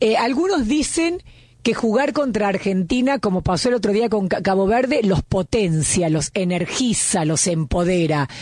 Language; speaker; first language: Spanish; native; Spanish